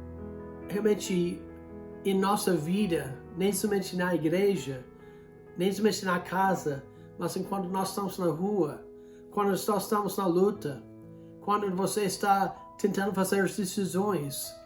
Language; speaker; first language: Portuguese; non-native, fluent; English